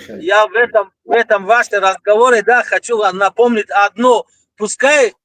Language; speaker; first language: Russian; non-native, local second language; Tajik